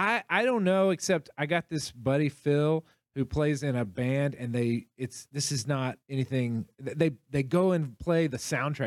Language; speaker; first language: English; native; English